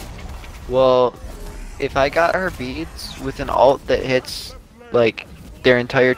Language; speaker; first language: English; native; English